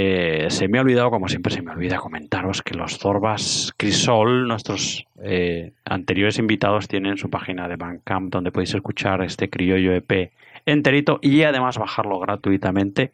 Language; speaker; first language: Spanish; native; Spanish